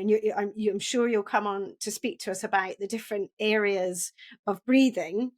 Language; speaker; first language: English; native; English